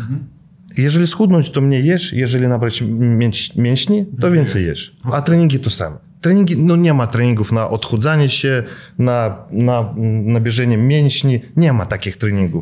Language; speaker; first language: Polish; non-native, fluent; Russian